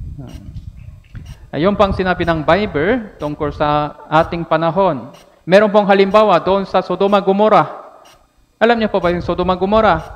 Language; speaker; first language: Filipino; non-native, fluent; Korean